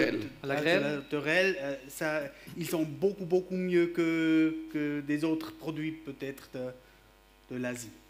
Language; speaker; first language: French; non-native, local second language; German